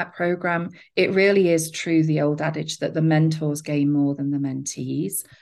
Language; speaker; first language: English; native; English